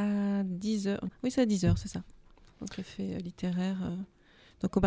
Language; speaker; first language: French; native; French